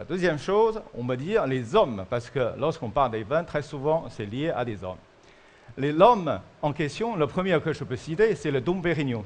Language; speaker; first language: French; non-native, fluent; Chinese